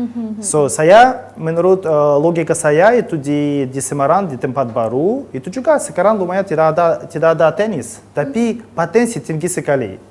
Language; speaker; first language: Indonesian; non-native, learner; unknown